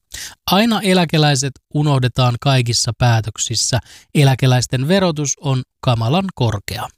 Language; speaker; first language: Finnish; native; Finnish